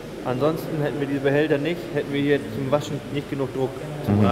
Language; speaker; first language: German; native; German